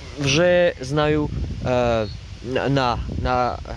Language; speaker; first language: Ukrainian; non-native, learner; French